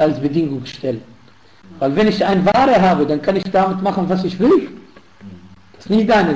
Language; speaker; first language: German; non-native, fluent; Arabic